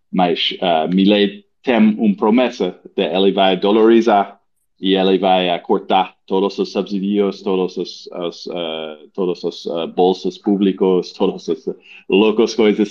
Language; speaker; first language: Portuguese; non-native, learner; English